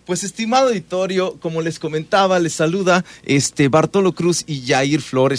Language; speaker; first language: Spanish; native; Spanish